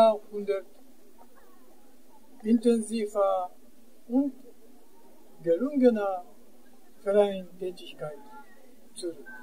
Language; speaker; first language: German; non-native, fluent; Japanese